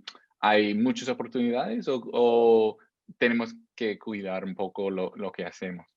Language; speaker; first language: Spanish; non-native, fluent; English